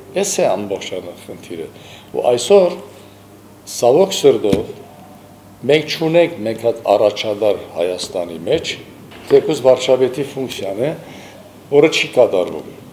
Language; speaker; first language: Armenian; early bilingual, heritage; Armenian